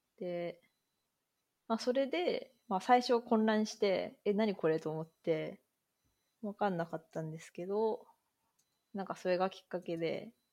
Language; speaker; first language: Japanese; native; Japanese